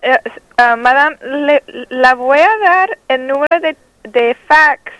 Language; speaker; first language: Spanish; non-native, learner; English